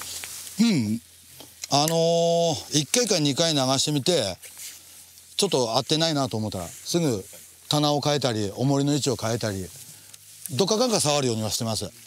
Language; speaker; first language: Japanese; native; Japanese